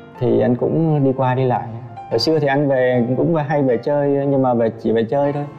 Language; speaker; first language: Vietnamese; native; Vietnamese